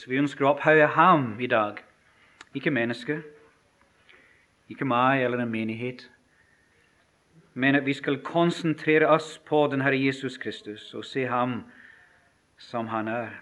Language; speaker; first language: Norwegian; non-native, fluent; English